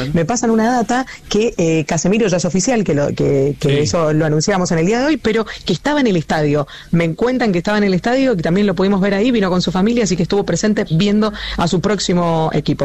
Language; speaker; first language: Spanish; native; Spanish